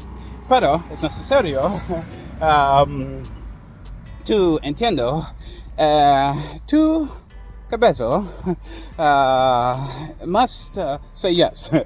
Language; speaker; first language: Spanish; non-native, learner; English